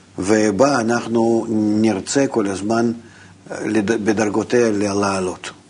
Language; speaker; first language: Hebrew; non-native, fluent; Russian